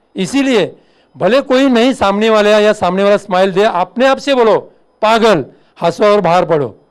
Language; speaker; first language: Hindi; non-native, local second language; Marathi